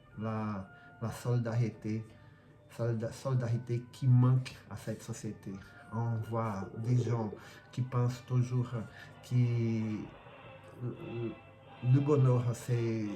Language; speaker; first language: French; non-native, fluent; Portuguese